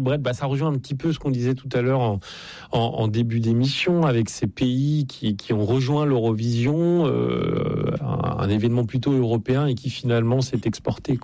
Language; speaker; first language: French; native; French